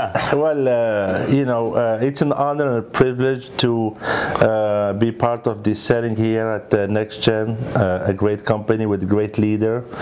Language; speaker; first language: English; early bilingual, other home language; Arabic